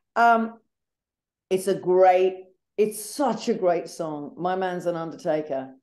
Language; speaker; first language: English; native; English